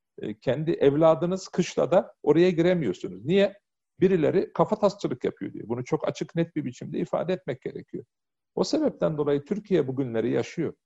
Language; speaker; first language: Turkish; early bilingual, heritage; Turkish